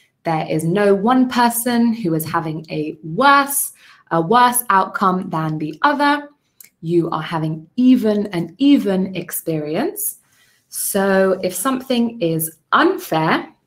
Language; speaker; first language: English; native; English